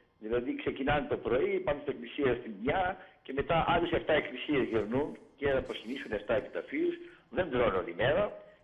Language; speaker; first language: Greek; native; Greek